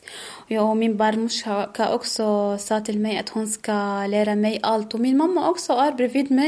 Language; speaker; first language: Swedish; non-native, learner; Arabic